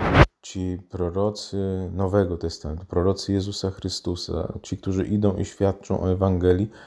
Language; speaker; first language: Polish; native; Polish